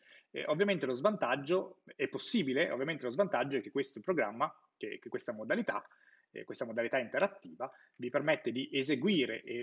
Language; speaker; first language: Italian; native; Italian